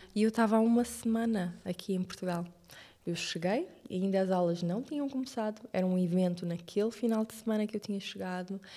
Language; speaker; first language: Portuguese; non-native, local second language; Kabuverdianu